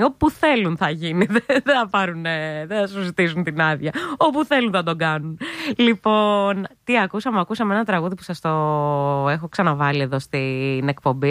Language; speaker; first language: Greek; native; Greek